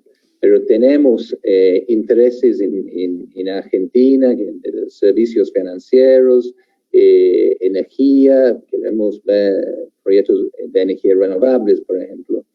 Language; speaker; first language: Spanish; non-native, fluent; English